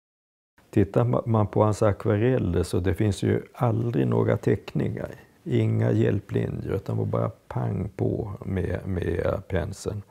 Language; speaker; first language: Swedish; native; Swedish